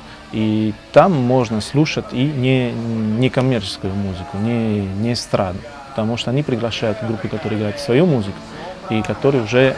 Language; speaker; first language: Russian; non-native, fluent; Italian